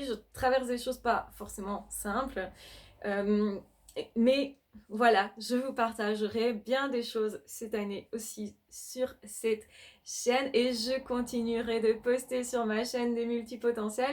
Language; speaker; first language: French; native; French